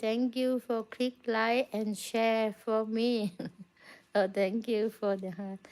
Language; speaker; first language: English; non-native, learner; Thai